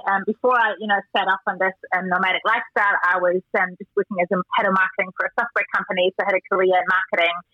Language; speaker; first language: English; non-native, fluent; German